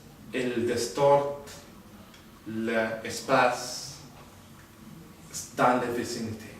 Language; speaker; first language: French; non-native, learner; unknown